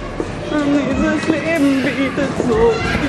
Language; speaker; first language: German; non-native, learner; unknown